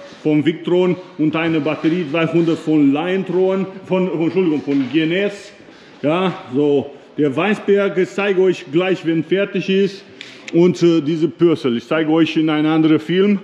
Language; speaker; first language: German; non-native, learner; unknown